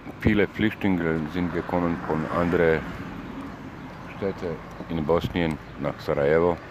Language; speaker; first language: German; non-native, learner; Bosnian